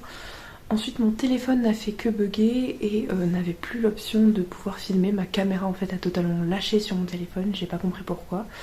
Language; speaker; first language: French; native; French